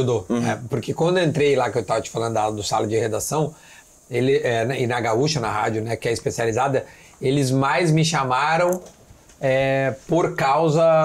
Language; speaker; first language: Portuguese; native; Portuguese